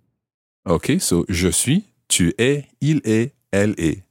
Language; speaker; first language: French; non-native, fluent; English